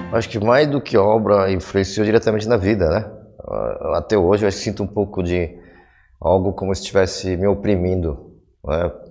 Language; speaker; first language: Portuguese; early bilingual, other home language; Korean